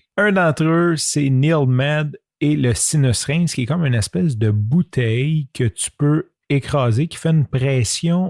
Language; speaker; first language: French; native; French